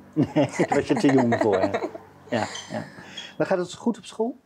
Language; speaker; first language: Dutch; native; Dutch